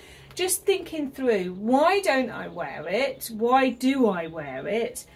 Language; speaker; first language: English; native; English